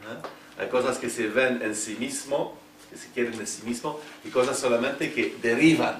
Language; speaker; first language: Spanish; non-native, fluent; French